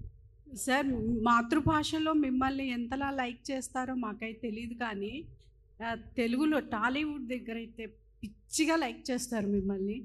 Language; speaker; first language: Telugu; native; Telugu